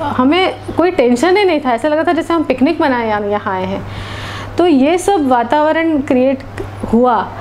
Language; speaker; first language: Hindi; non-native, local second language; Marathi